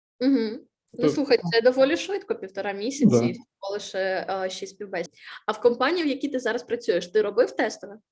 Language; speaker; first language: Ukrainian; native; Ukrainian